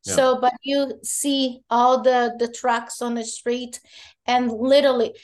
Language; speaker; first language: English; non-native, fluent; Portuguese